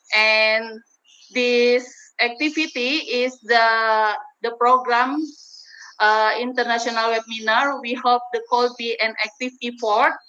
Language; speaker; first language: English; non-native, learner; Indonesian